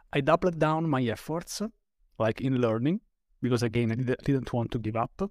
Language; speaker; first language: English; non-native, fluent; Italian